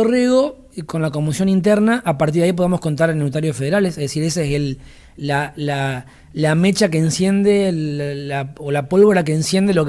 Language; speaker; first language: Spanish; native; Spanish